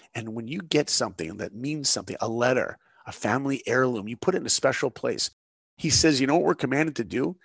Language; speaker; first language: English; native; English